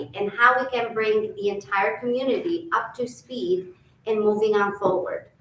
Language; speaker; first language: English; early bilingual, other home language; Albanian